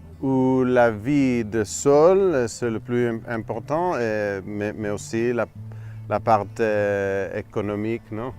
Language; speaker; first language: French; non-native, fluent; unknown